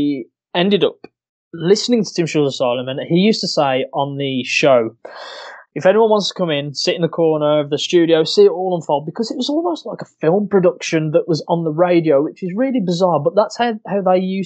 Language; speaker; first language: English; native; English